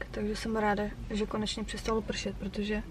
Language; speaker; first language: Czech; native; Czech